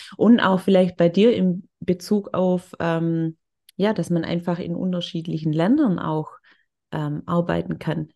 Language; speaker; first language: German; native; German